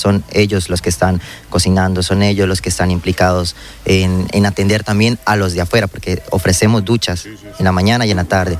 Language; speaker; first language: Spanish; native; Spanish